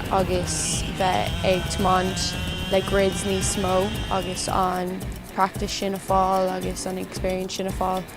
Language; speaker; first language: Irish; non-native, local second language; English